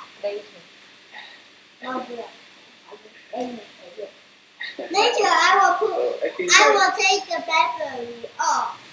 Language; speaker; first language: English; non-native, learner; Chinese